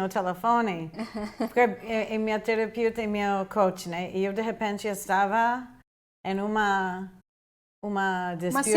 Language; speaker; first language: Portuguese; non-native, fluent; English